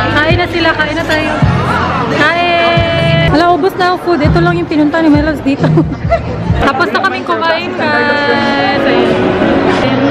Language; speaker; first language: Filipino; non-native, local second language; Cebuano